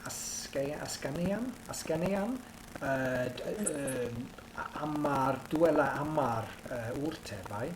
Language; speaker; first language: Basque; non-native, learner; English